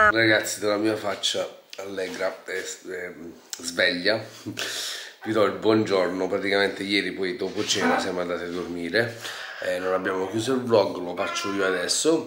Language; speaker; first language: Italian; native; Italian